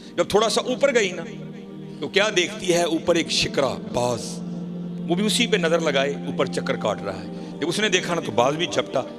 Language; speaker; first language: Urdu; non-native, local second language; Punjabi